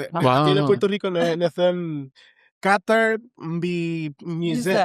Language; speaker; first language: Albanian; non-native, learner; Spanish